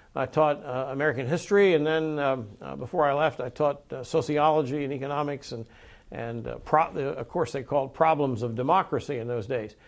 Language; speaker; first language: English; native; English